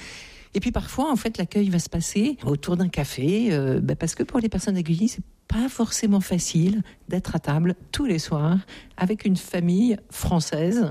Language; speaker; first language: French; native; French